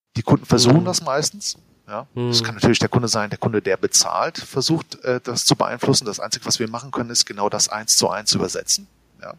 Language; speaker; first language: German; native; German